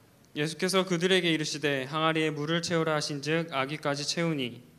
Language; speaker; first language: Korean; native; Korean